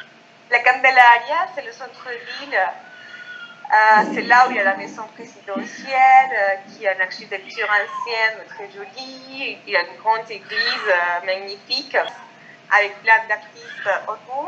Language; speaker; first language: French; non-native, fluent; Spanish